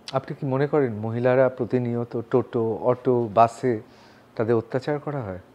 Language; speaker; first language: Bangla; native; Bangla